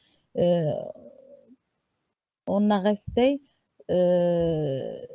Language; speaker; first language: French; non-native, learner; Arabic